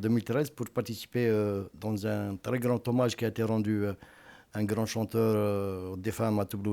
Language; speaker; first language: French; non-native, local second language; Kabyle